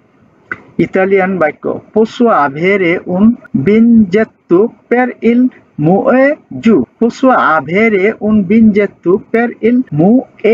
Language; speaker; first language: Italian; non-native, fluent; Bangla